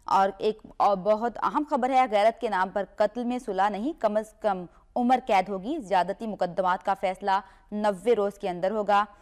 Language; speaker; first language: Urdu; native; Urdu